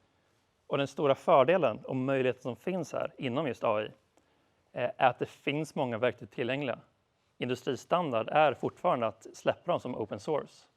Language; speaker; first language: Swedish; native; Swedish